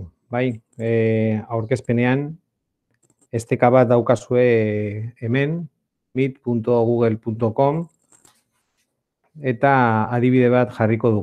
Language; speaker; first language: Basque; non-native, local second language; Spanish